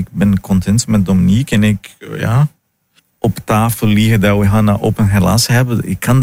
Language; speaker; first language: Dutch; non-native, learner; Portuguese